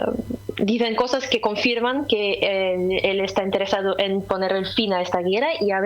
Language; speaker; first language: Spanish; non-native, fluent; Russian